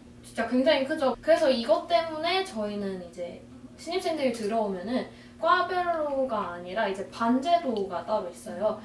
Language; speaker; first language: Korean; native; Korean